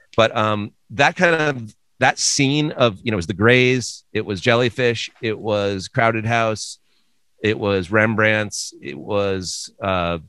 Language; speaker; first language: English; native; English